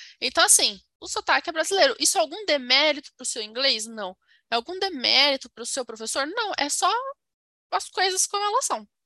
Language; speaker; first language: Portuguese; native; Portuguese